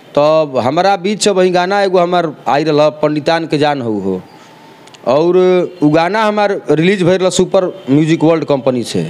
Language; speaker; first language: Bhojpuri; native; Bhojpuri